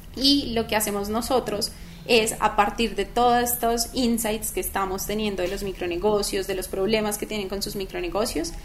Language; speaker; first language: Spanish; native; Spanish